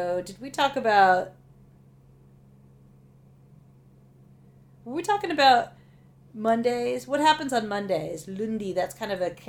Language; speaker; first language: English; native; English